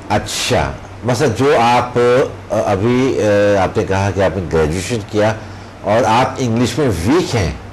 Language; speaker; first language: Urdu; native; Urdu